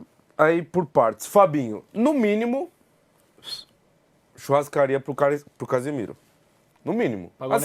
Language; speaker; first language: Portuguese; native; Portuguese